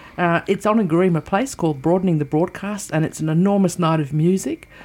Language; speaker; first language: English; native; English